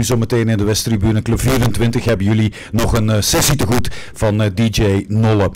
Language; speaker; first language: Dutch; native; Dutch